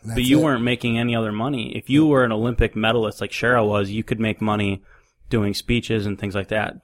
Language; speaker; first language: English; native; English